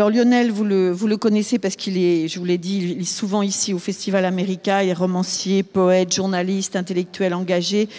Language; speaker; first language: French; native; French